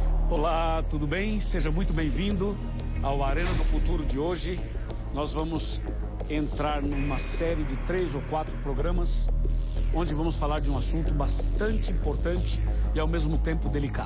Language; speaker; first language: Portuguese; native; Portuguese